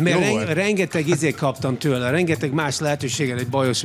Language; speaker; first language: Hungarian; early bilingual, heritage; English